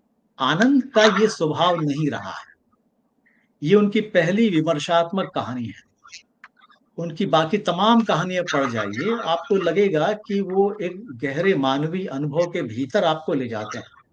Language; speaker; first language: Hindi; native; Hindi